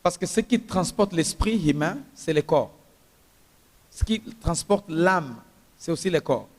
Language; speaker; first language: French; non-native, local second language; Swahili